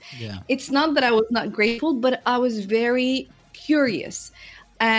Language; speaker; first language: English; non-native, fluent; Arabic